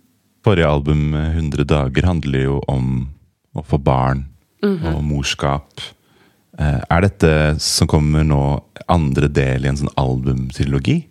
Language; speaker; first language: Norwegian; native; Norwegian